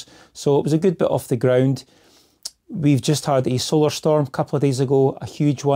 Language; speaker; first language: English; native; English